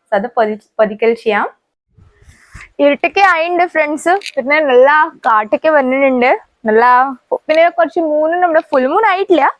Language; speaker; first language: Malayalam; native; Malayalam